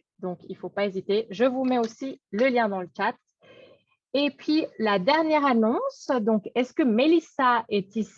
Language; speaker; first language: French; native; French